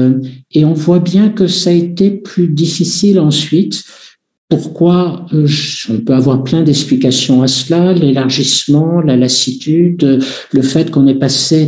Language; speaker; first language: French; native; French